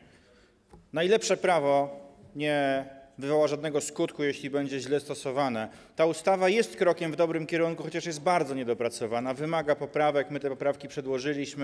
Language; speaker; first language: Polish; native; Polish